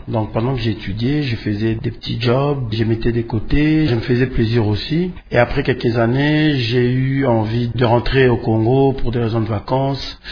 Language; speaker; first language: French; non-native, local second language; Lingala